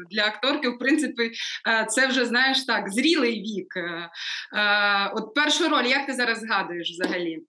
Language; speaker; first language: Ukrainian; native; Ukrainian